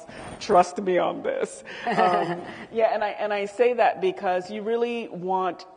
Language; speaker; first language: English; native; English